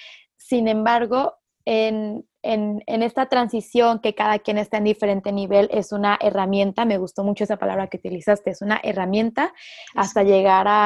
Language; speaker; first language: Spanish; native; Spanish